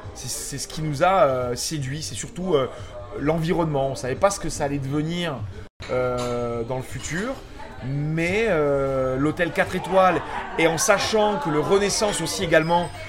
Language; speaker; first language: French; native; French